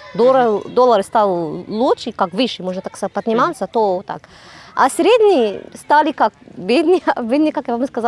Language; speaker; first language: Russian; non-native, fluent; Arabic